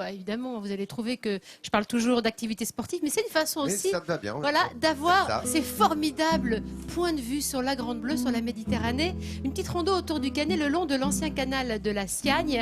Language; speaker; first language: French; native; French